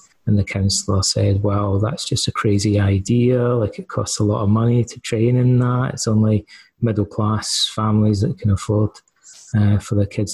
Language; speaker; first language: English; native; English